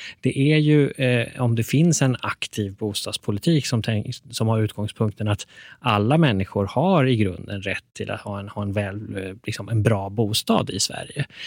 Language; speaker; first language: Swedish; early bilingual, other home language; Persian